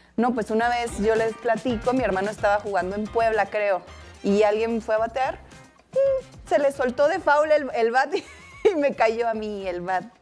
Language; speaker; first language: Spanish; native; Spanish